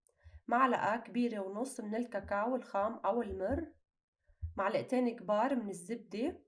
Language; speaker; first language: Arabic; native; Arabic